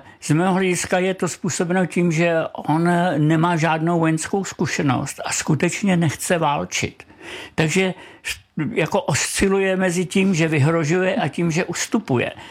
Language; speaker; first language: Czech; native; Czech